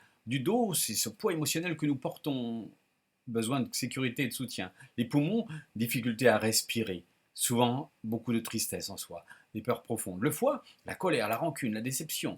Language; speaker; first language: French; native; French